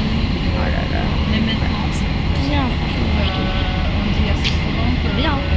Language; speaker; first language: French; native; French